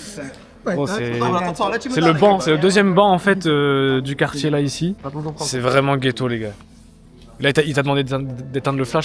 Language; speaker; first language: French; native; French